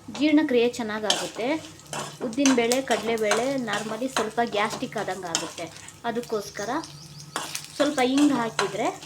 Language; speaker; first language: Kannada; native; Kannada